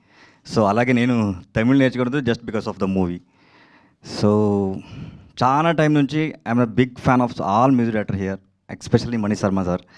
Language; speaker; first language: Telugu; non-native, learner; Kannada